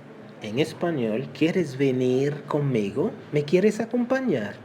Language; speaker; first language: Spanish; non-native, local second language; Haitian Creole